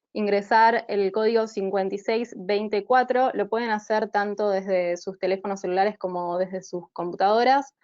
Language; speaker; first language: Spanish; native; Spanish